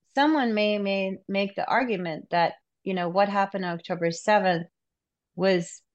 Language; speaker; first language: English; non-native, local second language; Urdu